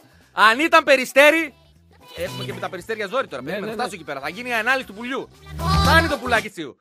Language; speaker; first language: Greek; native; Greek